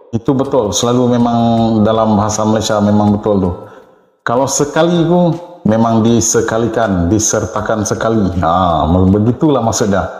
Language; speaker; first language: Malay; native; Malay